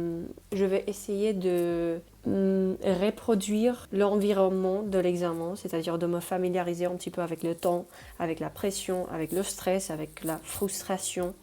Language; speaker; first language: French; non-native, fluent; Spanish